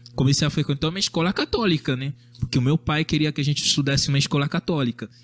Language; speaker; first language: Portuguese; non-native, fluent; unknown